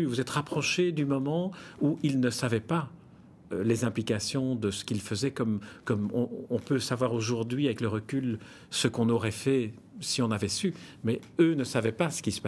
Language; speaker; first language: French; native; French